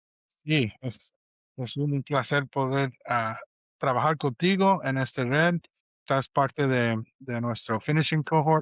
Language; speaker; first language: Spanish; non-native, fluent; English